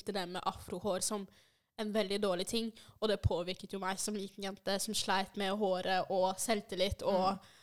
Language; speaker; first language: Norwegian; early bilingual, other home language; Swahili